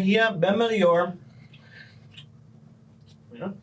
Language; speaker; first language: Portuguese; non-native, learner; English